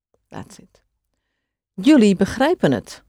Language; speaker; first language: Dutch; non-native, fluent; English